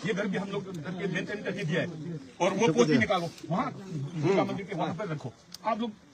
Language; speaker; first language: Hindi; non-native, local second language; Manipuri